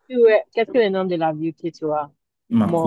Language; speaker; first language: French; non-native, learner; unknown